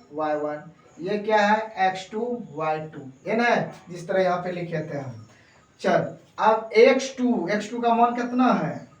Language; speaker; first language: Hindi; native; Hindi